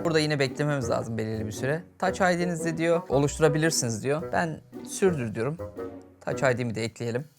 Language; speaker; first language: Turkish; native; Turkish